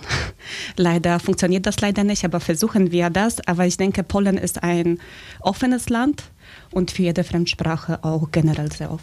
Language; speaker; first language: German; early bilingual, other home language; Polish